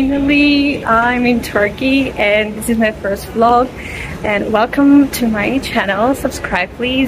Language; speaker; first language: English; non-native, fluent; Russian